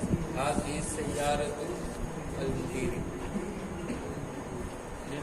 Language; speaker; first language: Arabic; non-native, learner; Urdu